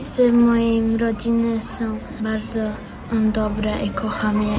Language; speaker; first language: Polish; early bilingual, heritage; Polish